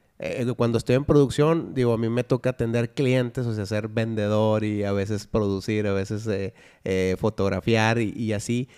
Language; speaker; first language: Spanish; native; Spanish